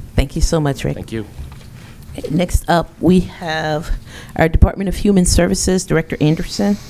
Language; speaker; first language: English; native; English